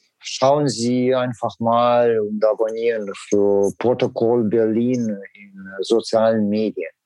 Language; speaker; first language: German; non-native, learner; Russian